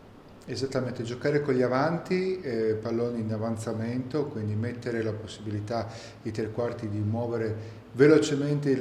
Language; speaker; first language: Italian; native; Italian